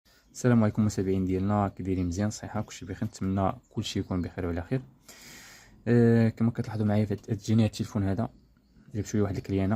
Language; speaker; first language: Arabic; native; Arabic